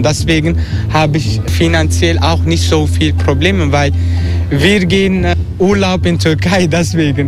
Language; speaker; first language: German; non-native, learner; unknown